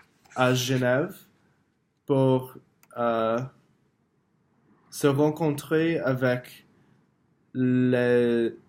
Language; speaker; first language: French; non-native, learner; English